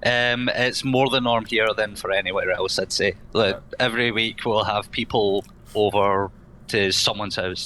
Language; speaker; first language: English; native; English